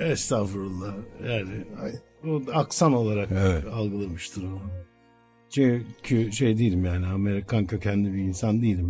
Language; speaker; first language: Turkish; native; Turkish